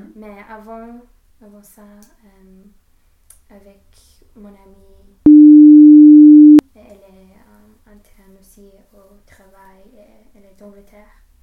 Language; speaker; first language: French; non-native, learner; English